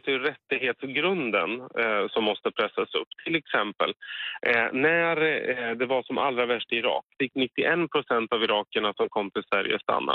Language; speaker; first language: Swedish; native; Swedish